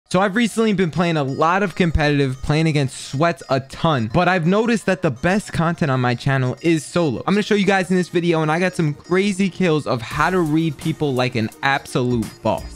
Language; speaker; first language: English; native; English